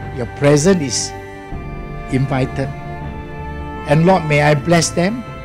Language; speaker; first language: English; non-native, local second language; Chinese